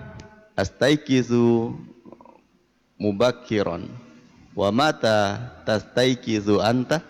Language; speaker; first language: Arabic; non-native, learner; Indonesian